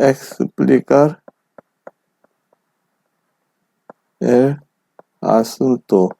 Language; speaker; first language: Spanish; non-native, fluent; Korean